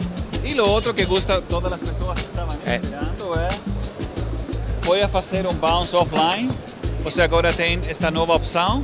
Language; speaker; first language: Portuguese; non-native, learner; Spanish